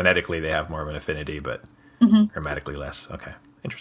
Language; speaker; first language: English; native; English